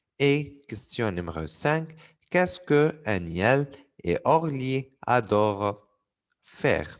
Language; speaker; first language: French; non-native, fluent; Arabic